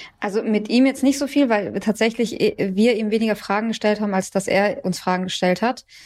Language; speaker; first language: German; early bilingual, other home language; Persian